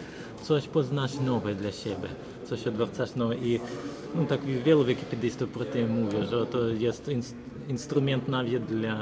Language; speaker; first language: Polish; non-native, learner; Ukrainian